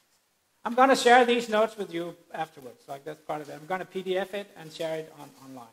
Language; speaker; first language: English; non-native, fluent; Danish